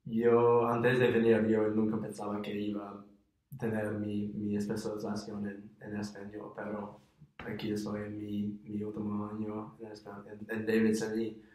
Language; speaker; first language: Spanish; non-native, fluent; English